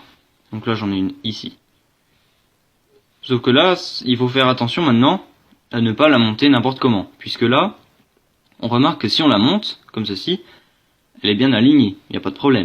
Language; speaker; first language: French; native; French